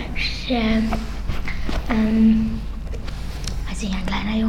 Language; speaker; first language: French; non-native, learner; German